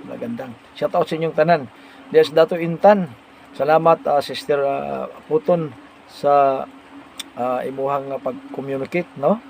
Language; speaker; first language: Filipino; non-native, local second language; Cebuano